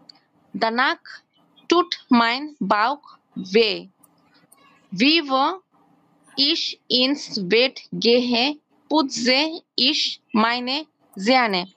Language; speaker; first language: German; non-native, learner; Bangla